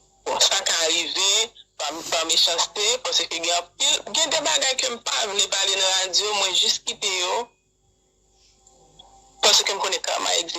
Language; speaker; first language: Haitian Creole; native; Haitian Creole